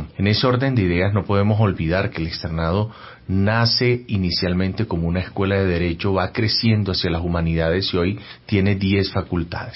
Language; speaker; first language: Spanish; native; Spanish